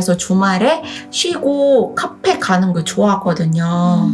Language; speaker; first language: Korean; non-native, fluent; Indonesian